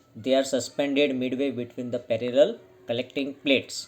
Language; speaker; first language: English; non-native, local second language; Gujarati